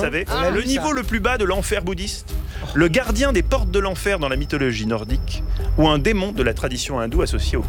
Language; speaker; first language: French; native; French